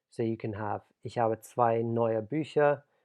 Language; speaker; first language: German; non-native, fluent; English